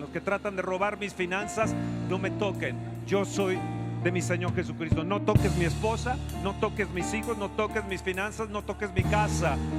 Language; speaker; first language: Spanish; native; Spanish